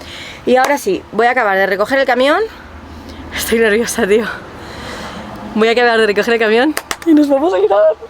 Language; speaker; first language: Spanish; native; Spanish